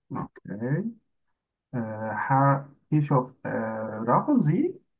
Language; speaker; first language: German; non-native, learner; Turkish